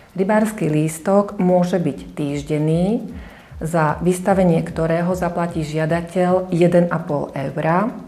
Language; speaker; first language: Slovak; native; Slovak